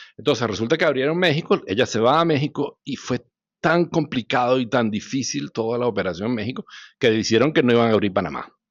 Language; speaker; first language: Spanish; early bilingual, other home language; Hebrew